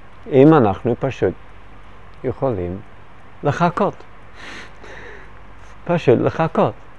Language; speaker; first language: Hebrew; non-native, fluent; English